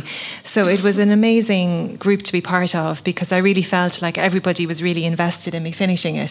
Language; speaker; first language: English; native; English